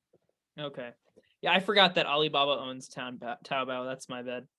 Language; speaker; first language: English; native; English